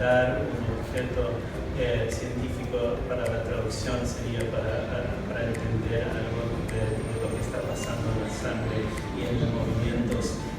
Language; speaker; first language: Spanish; non-native, fluent; English